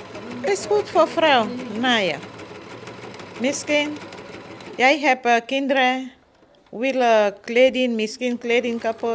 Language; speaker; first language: Dutch; non-native, learner; Turkish